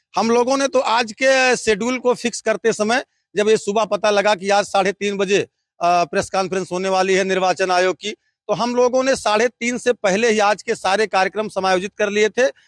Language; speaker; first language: Hindi; native; Hindi